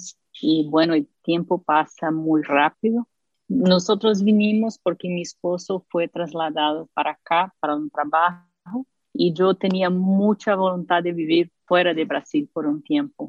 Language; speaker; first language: Spanish; non-native, fluent; Portuguese